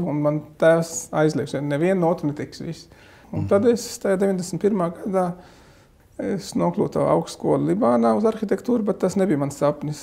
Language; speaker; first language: Latvian; non-native, fluent; Arabic